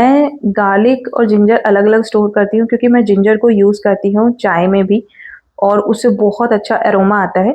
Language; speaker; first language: Hindi; native; Hindi